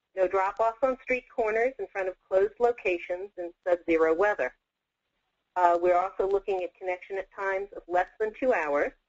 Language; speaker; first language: English; native; English